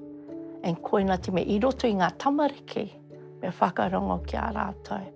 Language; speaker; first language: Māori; non-native, local second language; English